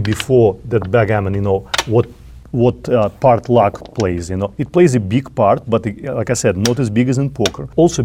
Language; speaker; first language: English; non-native, fluent; Russian